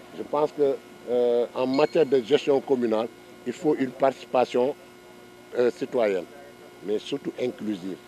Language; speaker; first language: French; non-native, local second language; Wolof